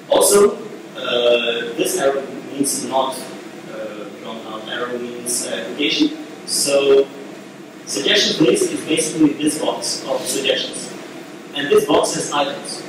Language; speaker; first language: English; non-native, fluent; Ukrainian